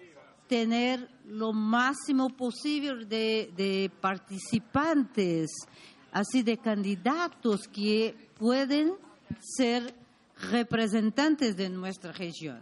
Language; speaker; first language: Spanish; non-native, learner; Portuguese